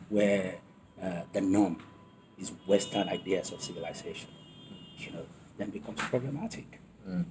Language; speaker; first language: English; non-native, local second language; Yoruba